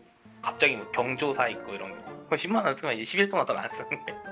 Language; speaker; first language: Korean; native; Korean